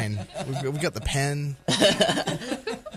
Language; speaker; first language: English; native; English